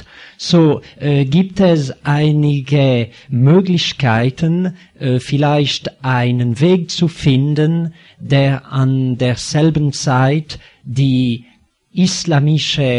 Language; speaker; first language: German; non-native, fluent; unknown